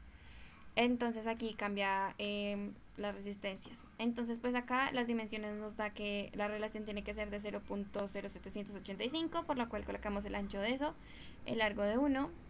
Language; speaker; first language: Spanish; native; Spanish